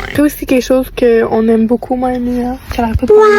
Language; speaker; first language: French; native; French